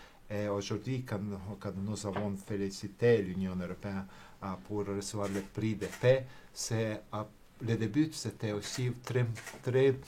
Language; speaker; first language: French; non-native, fluent; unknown